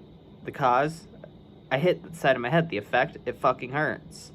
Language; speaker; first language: English; native; English